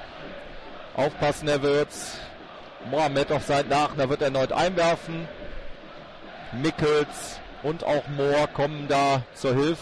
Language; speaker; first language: German; native; German